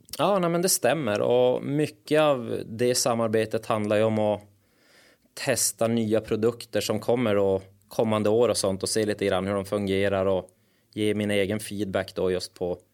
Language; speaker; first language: Swedish; native; Swedish